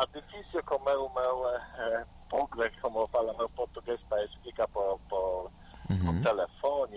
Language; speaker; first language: Portuguese; non-native, learner; Polish